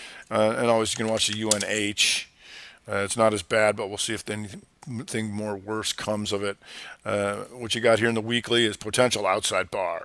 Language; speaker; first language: English; native; English